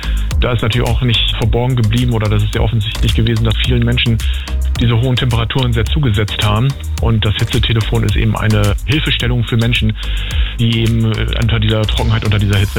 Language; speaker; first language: German; native; German